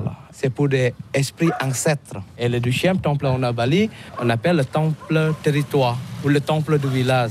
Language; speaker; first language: French; non-native, learner; Balinese